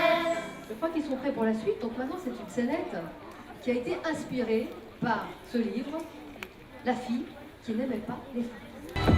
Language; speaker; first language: French; native; French